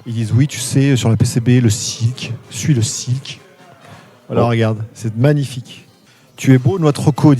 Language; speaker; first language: French; native; French